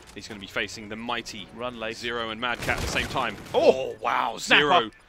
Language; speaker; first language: English; native; English